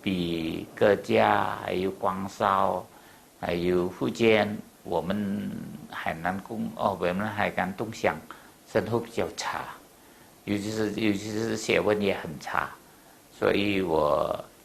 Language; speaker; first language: Chinese; early bilingual, heritage; Chinese